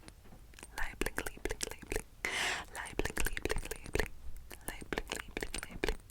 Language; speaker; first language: German; non-native, learner; English